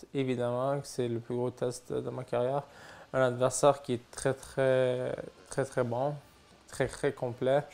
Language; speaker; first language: French; native; French